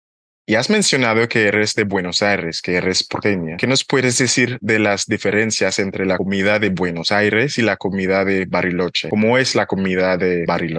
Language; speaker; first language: Spanish; non-native, fluent; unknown